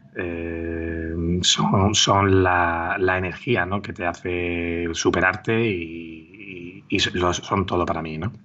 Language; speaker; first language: Spanish; native; Spanish